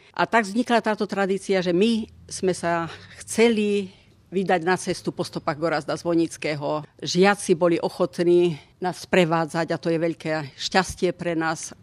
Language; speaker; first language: Slovak; native; Slovak